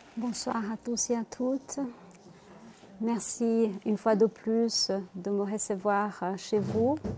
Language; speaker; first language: French; non-native, fluent; Portuguese